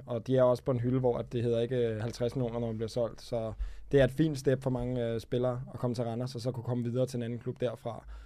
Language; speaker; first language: Danish; native; Danish